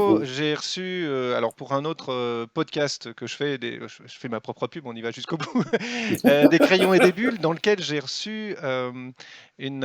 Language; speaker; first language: French; native; French